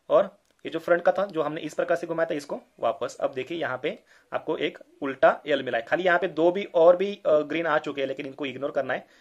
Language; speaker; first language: Hindi; non-native, local second language; Marathi